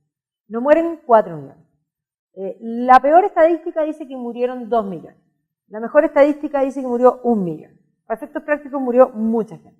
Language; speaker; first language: Spanish; native; Spanish